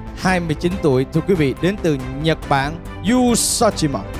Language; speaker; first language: Vietnamese; native; Vietnamese